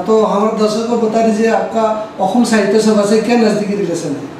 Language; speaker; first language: Hindi; non-native, local second language; Assamese